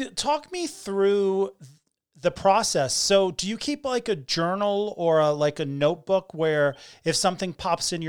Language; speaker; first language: English; native; English